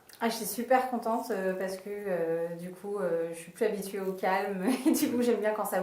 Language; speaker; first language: French; native; French